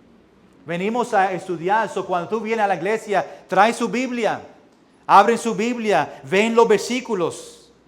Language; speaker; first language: Spanish; early bilingual, heritage; English